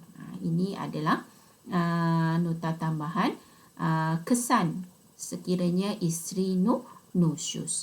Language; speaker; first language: Malay; native; Malay